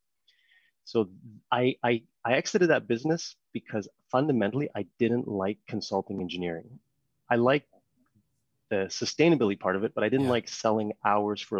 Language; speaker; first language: English; non-native, fluent; French